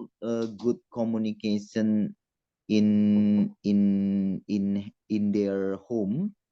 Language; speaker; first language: English; non-native, learner; Indonesian